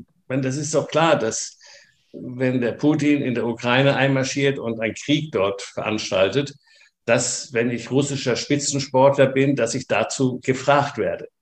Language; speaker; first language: German; native; German